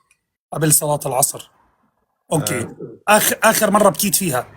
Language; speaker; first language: Arabic; native; Arabic